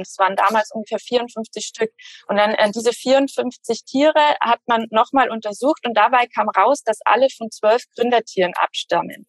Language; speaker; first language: German; native; German